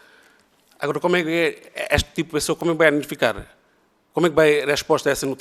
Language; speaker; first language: Portuguese; non-native, learner; Bangla